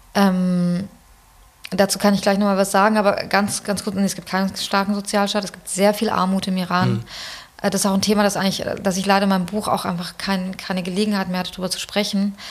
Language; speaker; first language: German; early bilingual, other home language; Persian